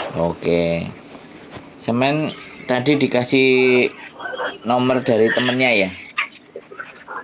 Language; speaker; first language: Indonesian; non-native, local second language; Javanese